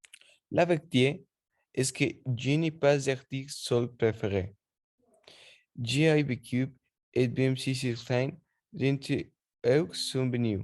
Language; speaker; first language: French; non-native, learner; Spanish